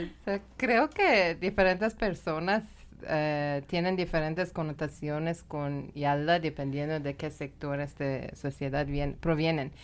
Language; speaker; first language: Spanish; non-native, learner; Persian